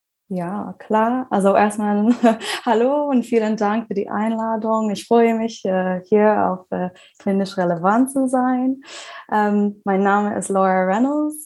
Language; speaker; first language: German; non-native, fluent; English